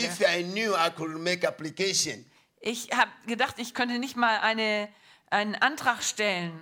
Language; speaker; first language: German; non-native, learner; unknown